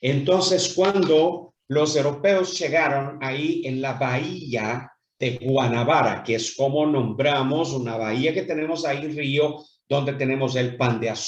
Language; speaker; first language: Spanish; non-native, fluent; Portuguese